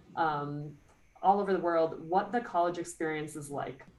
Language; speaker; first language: English; native; English